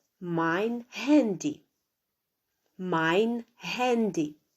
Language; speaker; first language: German; non-native, fluent; Ukrainian